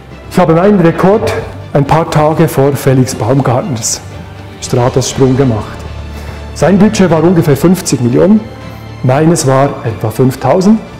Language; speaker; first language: German; native; German